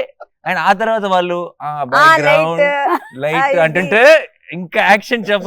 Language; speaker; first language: Telugu; native; Telugu